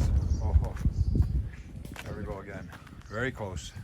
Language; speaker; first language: English; native; English